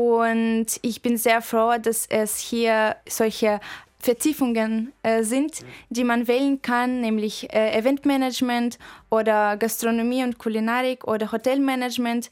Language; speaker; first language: German; non-native, fluent; Russian